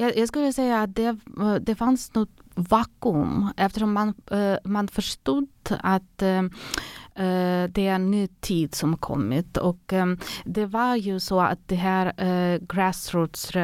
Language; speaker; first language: Swedish; non-native, fluent; Ukrainian